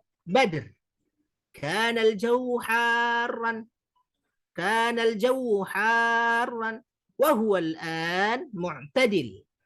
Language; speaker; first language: Arabic; non-native, fluent; Indonesian